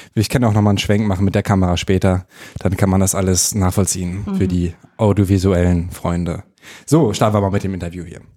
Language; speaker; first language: German; native; German